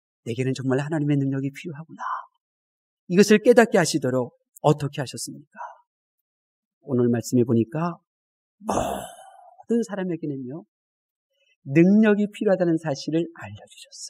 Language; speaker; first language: Korean; native; Korean